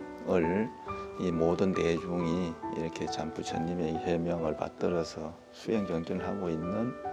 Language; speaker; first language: Korean; native; Korean